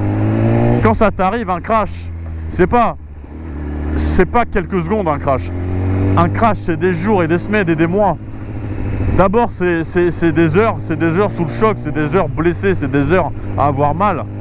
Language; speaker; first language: French; native; French